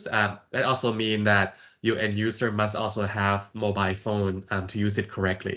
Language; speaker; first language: English; non-native, fluent; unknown